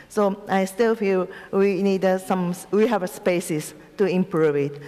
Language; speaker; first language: English; non-native, learner; Japanese